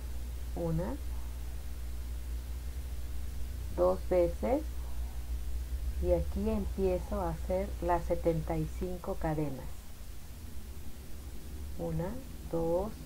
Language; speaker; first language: Spanish; native; Spanish